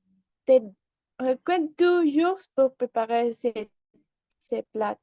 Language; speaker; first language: French; non-native, learner; Spanish